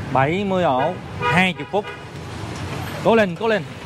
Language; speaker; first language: Vietnamese; native; Vietnamese